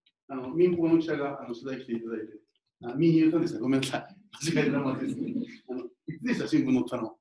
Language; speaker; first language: Japanese; native; Japanese